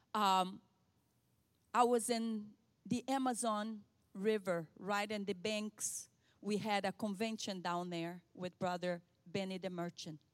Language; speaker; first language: English; non-native, fluent; Portuguese